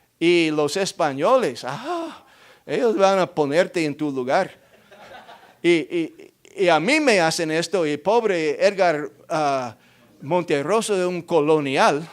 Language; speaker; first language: Spanish; non-native, fluent; English